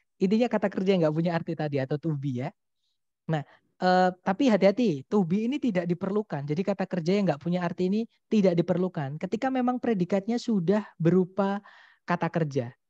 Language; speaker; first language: Indonesian; non-native, local second language; Javanese